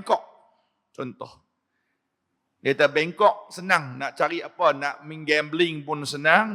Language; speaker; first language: Malay; native; Malay